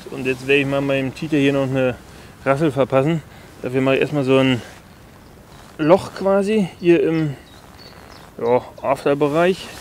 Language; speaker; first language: German; native; German